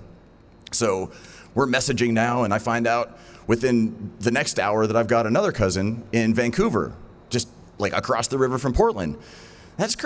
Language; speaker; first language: English; native; English